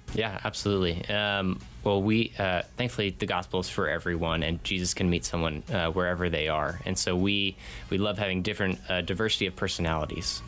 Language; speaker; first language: English; native; English